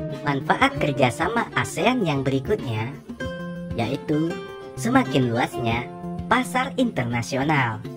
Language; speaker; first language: Indonesian; native; Indonesian